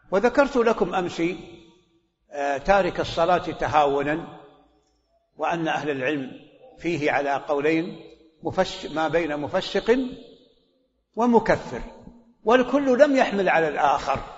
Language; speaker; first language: Arabic; native; Arabic